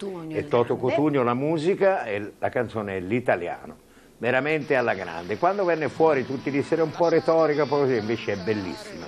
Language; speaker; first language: Italian; native; Italian